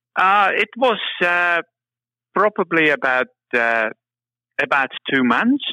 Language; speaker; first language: English; non-native, fluent; Czech